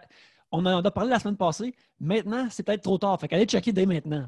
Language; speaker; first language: French; native; French